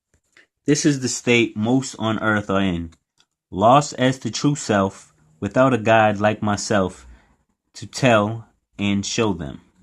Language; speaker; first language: English; native; English